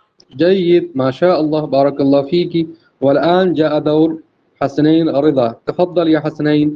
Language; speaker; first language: Arabic; non-native, fluent; Urdu